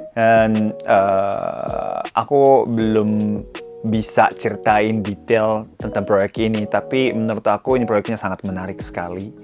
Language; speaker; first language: Indonesian; non-native, fluent; Japanese